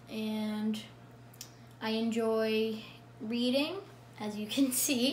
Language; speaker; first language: English; native; English